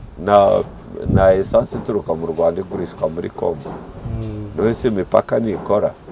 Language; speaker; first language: Kinyarwanda; native; Kinyarwanda